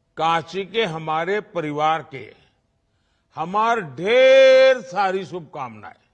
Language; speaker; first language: Hindi; non-native, local second language; Gujarati